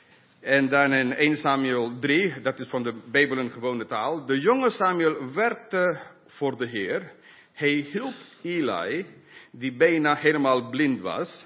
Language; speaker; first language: Dutch; non-native, fluent; English